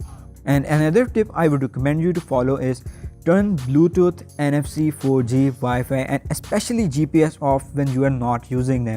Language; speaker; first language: English; non-native, local second language; Urdu